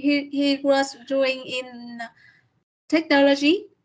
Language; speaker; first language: English; non-native, learner; Vietnamese